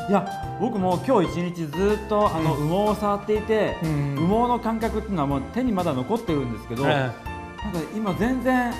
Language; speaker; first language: Japanese; native; Japanese